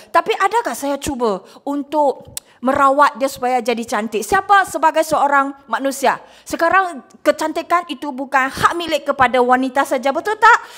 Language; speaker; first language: Malay; non-native, local second language; Chinese